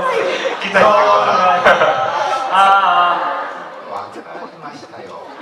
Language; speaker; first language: Japanese; non-native, fluent; Korean